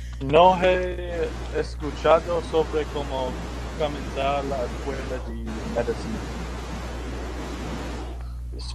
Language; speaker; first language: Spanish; non-native, learner; English